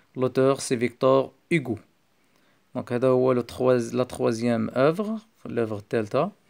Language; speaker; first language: French; non-native, local second language; Arabic